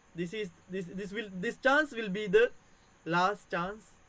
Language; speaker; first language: English; non-native, local second language; Sinhala